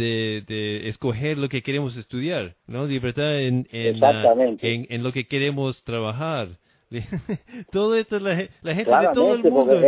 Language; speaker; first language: Spanish; non-native, fluent; English